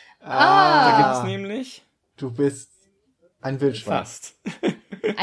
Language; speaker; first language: German; native; German